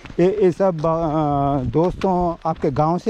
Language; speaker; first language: Hindi; non-native, local second language; Telugu